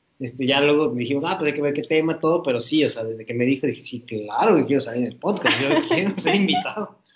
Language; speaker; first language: Spanish; native; Spanish